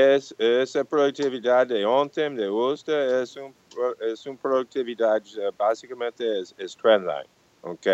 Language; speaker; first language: Portuguese; non-native, fluent; English